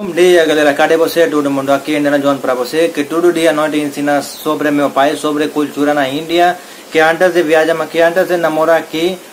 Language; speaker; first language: Spanish; non-native, learner; Hindi